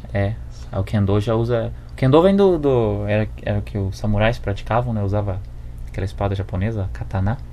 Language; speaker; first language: Portuguese; native; Portuguese